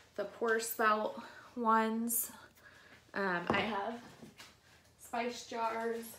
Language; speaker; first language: English; native; English